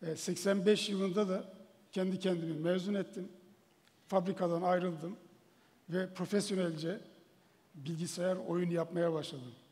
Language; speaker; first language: Turkish; native; Turkish